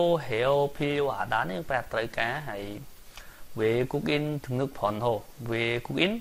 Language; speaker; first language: Korean; non-native, fluent; Khmer